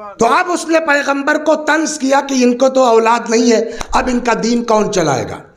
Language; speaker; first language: Urdu; native; Urdu